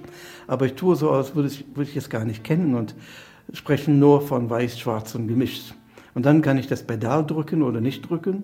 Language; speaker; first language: German; non-native, fluent; English